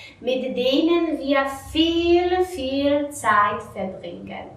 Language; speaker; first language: German; non-native, fluent; Polish